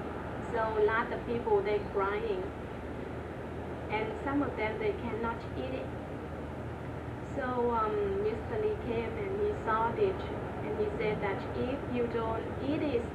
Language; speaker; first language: English; non-native, learner; Vietnamese